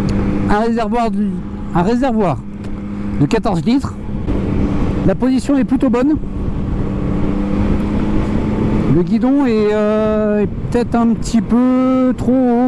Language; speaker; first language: French; native; French